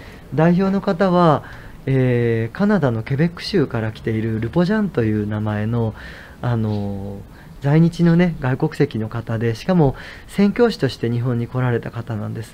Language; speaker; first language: Japanese; native; Japanese